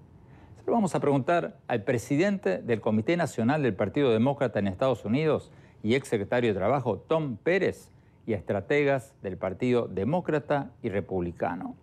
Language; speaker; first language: Spanish; native; Spanish